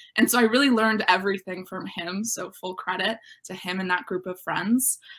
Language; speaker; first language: English; native; English